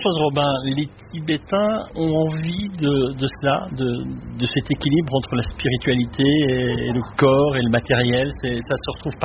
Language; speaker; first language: French; native; French